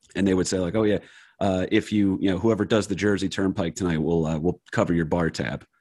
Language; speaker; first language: English; native; English